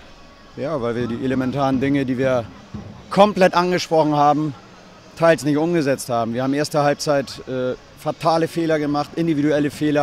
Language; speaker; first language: German; native; German